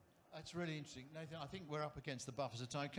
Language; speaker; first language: English; native; English